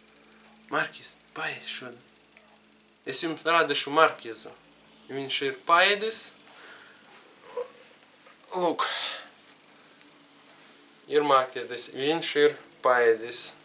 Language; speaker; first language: Latvian; non-native, learner; Russian